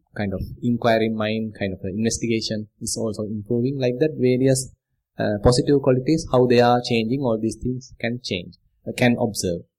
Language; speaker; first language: English; non-native, local second language; Sinhala